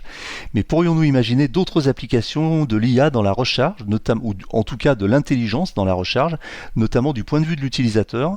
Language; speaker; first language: French; native; French